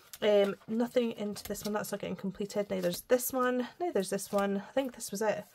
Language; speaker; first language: English; native; English